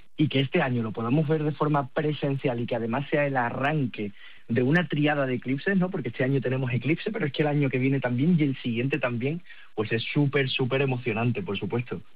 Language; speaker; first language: Spanish; native; Spanish